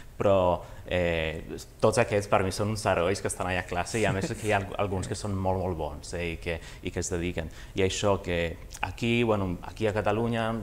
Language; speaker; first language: Catalan; early bilingual, other home language; Romanian